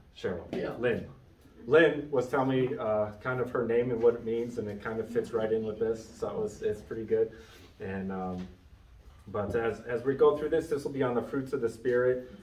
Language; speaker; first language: English; native; English